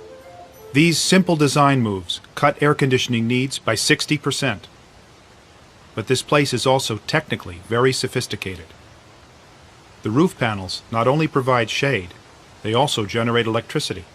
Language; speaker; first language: English; native; English